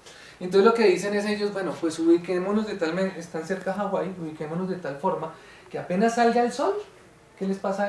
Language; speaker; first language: Spanish; native; Spanish